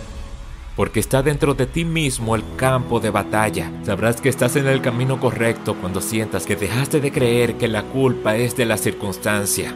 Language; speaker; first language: Spanish; native; Spanish